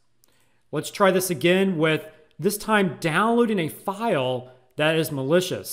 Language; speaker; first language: English; native; English